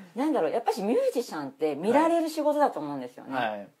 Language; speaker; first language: Japanese; native; Japanese